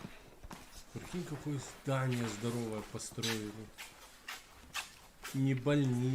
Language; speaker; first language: Russian; native; Russian